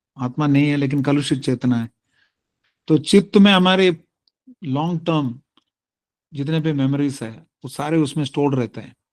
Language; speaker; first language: Hindi; non-native, local second language; Tamil